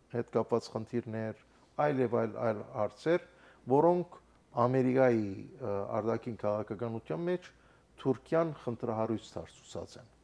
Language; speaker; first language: Armenian; native; Armenian